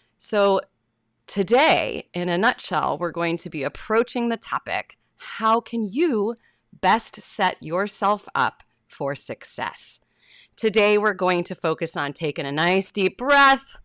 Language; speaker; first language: English; native; English